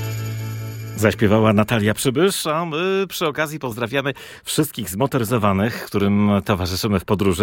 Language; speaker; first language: Polish; native; Polish